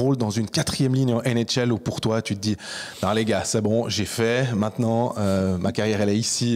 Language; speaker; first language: French; native; French